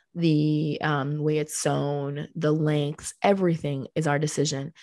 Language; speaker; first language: English; early bilingual, other home language; Spanish